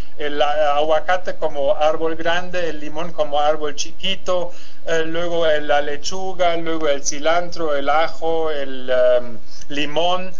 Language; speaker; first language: Spanish; non-native, fluent; German